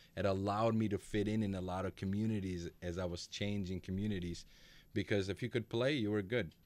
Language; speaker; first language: English; early bilingual, other home language; Macedonian